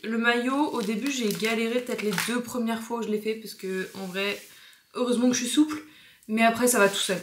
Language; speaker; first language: French; native; French